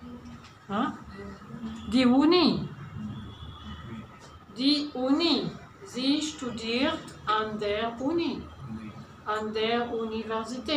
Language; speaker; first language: German; non-native, fluent; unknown